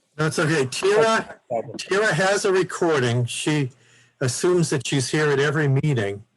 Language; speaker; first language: English; native; English